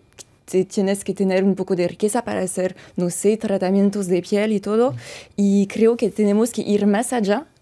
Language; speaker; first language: Spanish; non-native, fluent; French